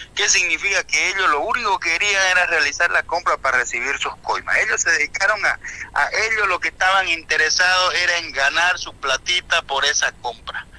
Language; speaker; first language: Spanish; native; Spanish